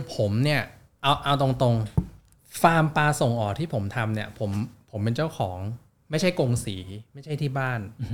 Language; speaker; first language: Thai; native; Thai